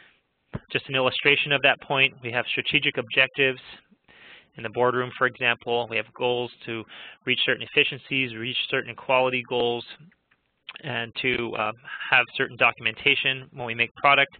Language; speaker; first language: English; native; English